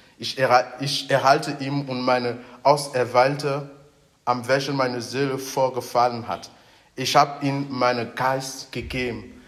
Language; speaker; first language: German; non-native, fluent; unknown